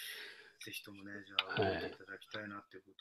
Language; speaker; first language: Japanese; native; Japanese